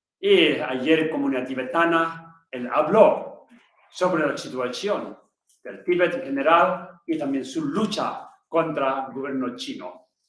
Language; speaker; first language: Spanish; non-native, learner; Tibetan